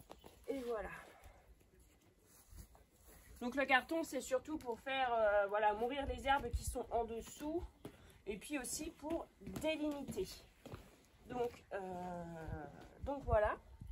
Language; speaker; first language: French; native; French